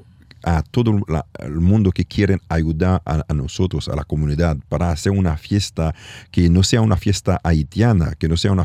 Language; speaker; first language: Spanish; non-native, learner; French